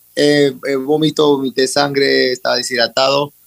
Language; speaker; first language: Spanish; native; Spanish